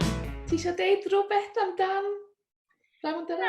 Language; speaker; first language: Welsh; non-native, learner; English